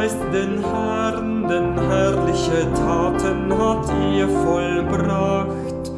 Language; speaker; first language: German; native; German